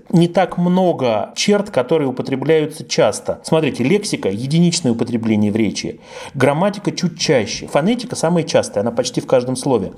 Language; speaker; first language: Russian; native; Russian